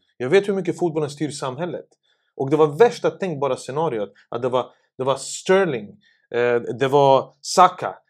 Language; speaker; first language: Swedish; early bilingual, other home language; Serbian